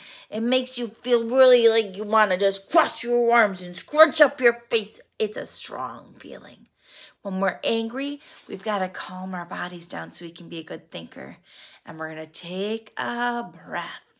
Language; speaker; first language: English; native; English